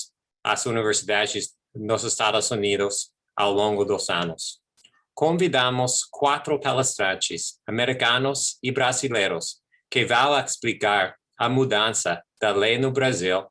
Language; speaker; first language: Portuguese; non-native, fluent; English